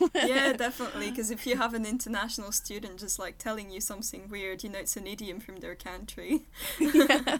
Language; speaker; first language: English; non-native, fluent; French